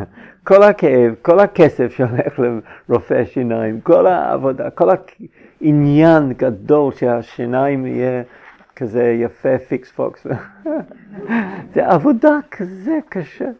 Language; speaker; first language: Hebrew; non-native, fluent; English